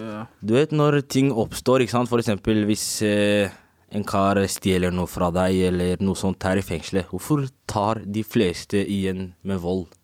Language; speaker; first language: Norwegian; native; Norwegian